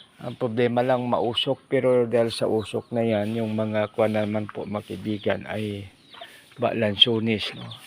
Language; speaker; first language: Filipino; non-native, local second language; Hiligaynon